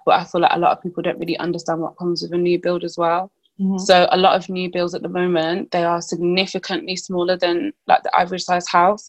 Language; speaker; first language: English; native; English